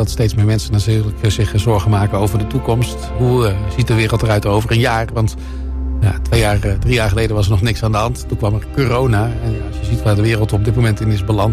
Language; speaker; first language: Dutch; native; Dutch